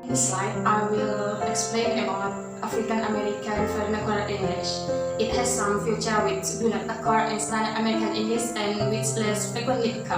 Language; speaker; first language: English; non-native, learner; Indonesian